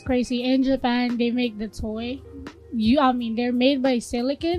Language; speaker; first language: English; non-native, local second language; Filipino